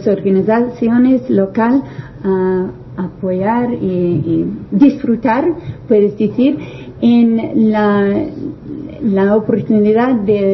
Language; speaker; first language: Spanish; non-native, learner; English